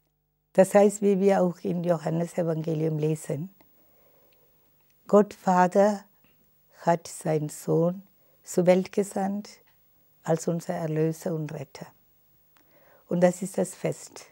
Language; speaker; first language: German; non-native, fluent; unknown